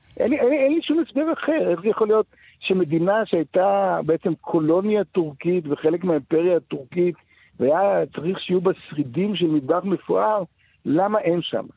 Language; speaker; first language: Hebrew; native; Hebrew